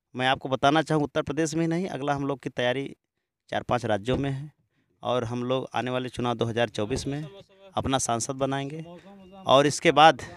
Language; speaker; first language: Hindi; native; Hindi